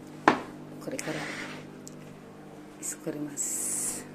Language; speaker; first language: Japanese; non-native, learner; Filipino